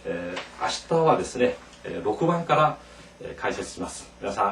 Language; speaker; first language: Japanese; non-native, fluent; Korean